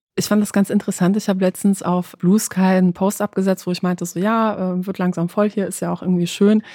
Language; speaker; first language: German; early bilingual, other home language; Polish